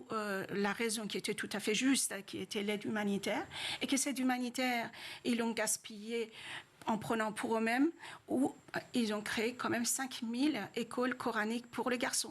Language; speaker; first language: French; non-native, fluent; Persian